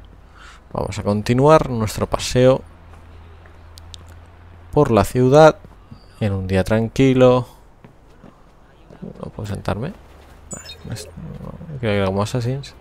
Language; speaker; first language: Spanish; native; Spanish